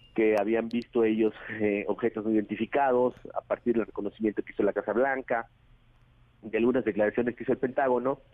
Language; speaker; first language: Spanish; native; Spanish